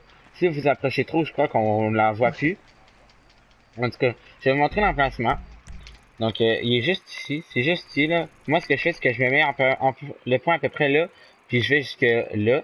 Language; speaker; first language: French; native; French